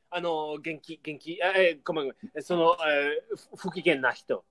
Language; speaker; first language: Japanese; non-native, learner; English